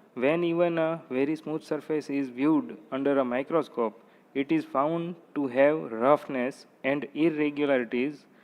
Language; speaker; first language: English; non-native, local second language; Gujarati